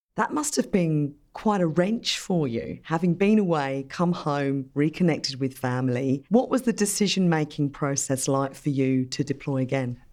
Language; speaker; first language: English; native; English